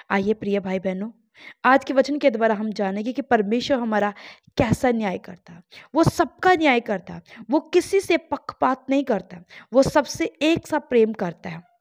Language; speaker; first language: Hindi; non-native, local second language; Punjabi